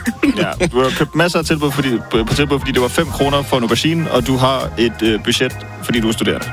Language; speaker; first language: Danish; native; Danish